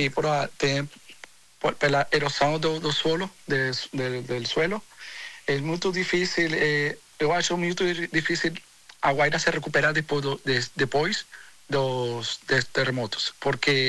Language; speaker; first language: Portuguese; non-native, fluent; Spanish